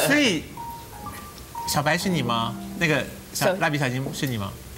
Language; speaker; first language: Chinese; native; Chinese